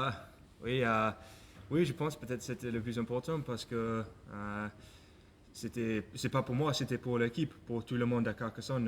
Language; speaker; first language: French; non-native, learner; English